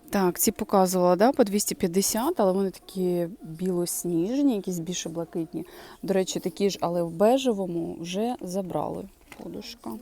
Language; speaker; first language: Ukrainian; native; Ukrainian